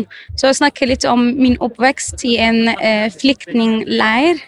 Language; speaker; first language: Norwegian; non-native, fluent; Arabic